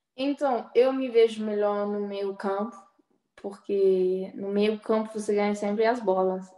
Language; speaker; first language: Portuguese; early bilingual, heritage; Portuguese